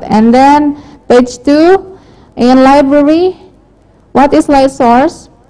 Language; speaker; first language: English; non-native, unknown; Indonesian